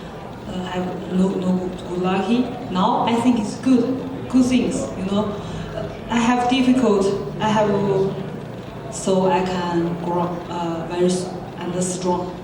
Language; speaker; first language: English; non-native, learner; Chinese